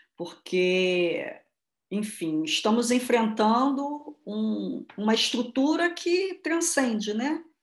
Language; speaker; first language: Portuguese; native; Portuguese